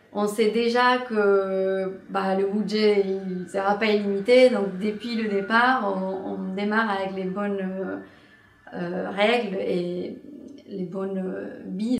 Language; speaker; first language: French; non-native, fluent; Spanish